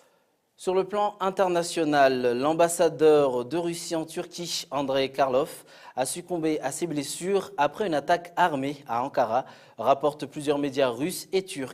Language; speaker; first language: French; non-native, local second language; Malagasy